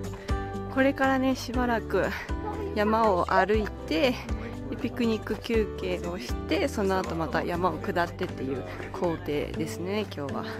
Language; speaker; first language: Japanese; native; Japanese